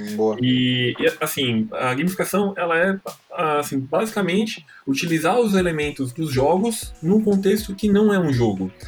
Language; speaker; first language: Portuguese; native; Portuguese